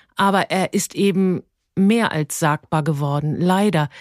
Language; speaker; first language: German; native; German